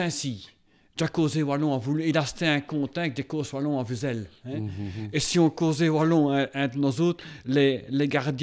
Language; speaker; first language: French; native; French